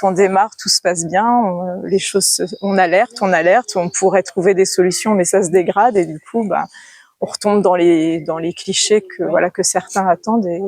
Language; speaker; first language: French; native; French